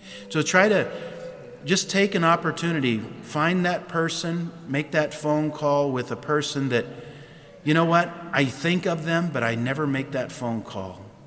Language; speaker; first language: English; native; English